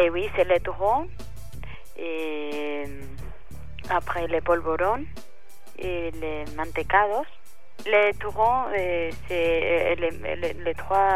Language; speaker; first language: French; non-native, fluent; Spanish